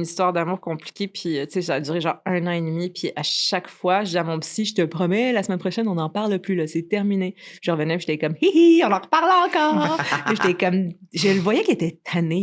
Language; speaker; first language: French; native; French